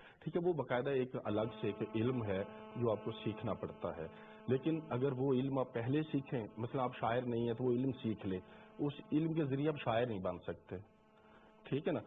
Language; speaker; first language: Urdu; non-native, local second language; Punjabi